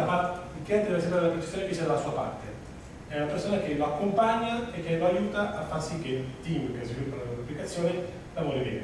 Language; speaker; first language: Italian; native; Italian